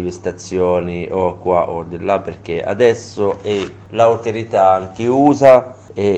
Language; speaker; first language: Italian; non-native, learner; Arabic